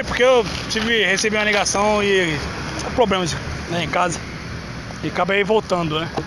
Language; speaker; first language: Portuguese; native; Portuguese